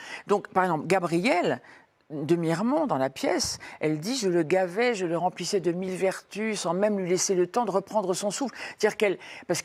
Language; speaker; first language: French; native; French